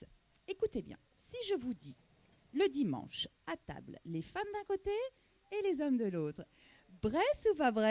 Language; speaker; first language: French; native; French